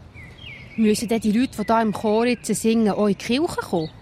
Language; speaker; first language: German; native; German